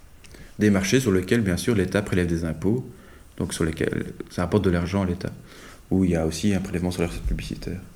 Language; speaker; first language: French; native; French